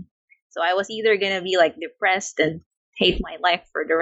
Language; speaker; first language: English; non-native, local second language; Filipino